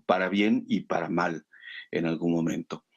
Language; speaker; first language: Spanish; native; Spanish